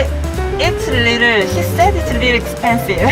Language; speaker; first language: English; non-native, learner; Korean